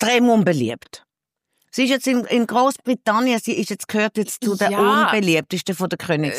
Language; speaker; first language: German; native; German